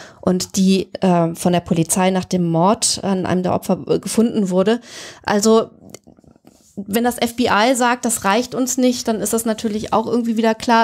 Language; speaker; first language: German; native; German